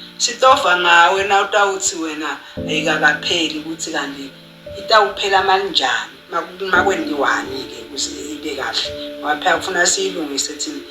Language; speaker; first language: Zulu; non-native, local second language; Swati